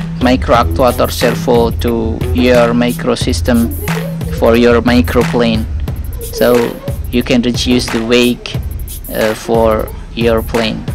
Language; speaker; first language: English; non-native, learner; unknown